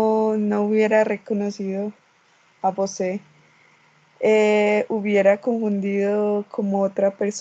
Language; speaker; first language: Portuguese; non-native, learner; Spanish